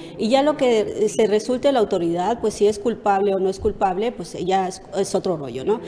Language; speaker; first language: Spanish; native; Spanish